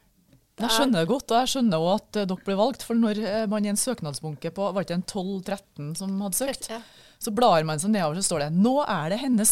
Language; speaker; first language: Norwegian; native; Norwegian